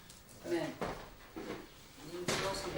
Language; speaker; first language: Swedish; non-native, fluent; French